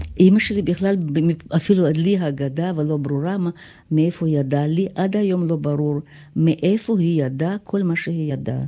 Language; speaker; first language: Hebrew; non-native, fluent; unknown